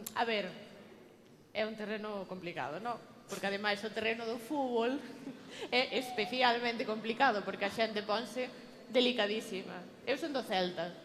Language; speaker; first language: Galician; native; Galician